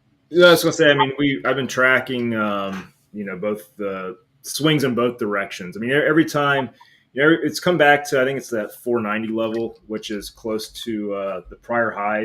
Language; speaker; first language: English; native; English